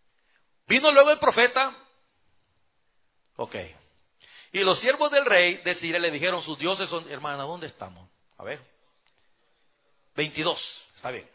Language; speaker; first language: Spanish; native; Spanish